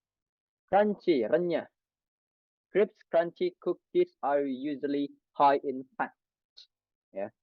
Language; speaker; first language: English; non-native, fluent; Indonesian